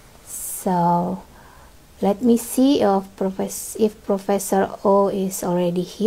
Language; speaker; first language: English; non-native, fluent; Indonesian